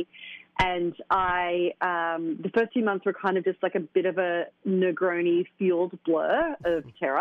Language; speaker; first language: English; native; English